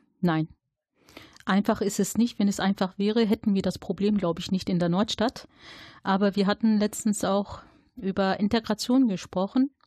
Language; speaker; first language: German; native; German